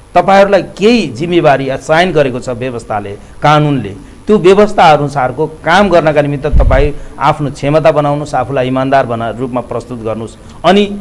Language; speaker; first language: Nepali; native; Nepali